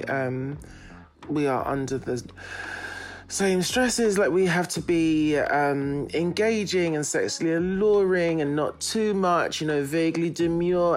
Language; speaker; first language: English; native; English